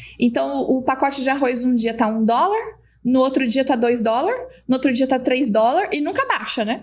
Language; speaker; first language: Portuguese; native; Portuguese